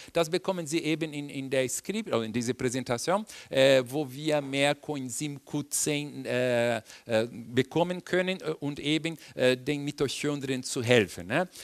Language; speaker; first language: German; non-native, fluent; Portuguese